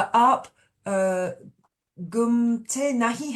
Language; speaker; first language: Hindi; non-native, learner; English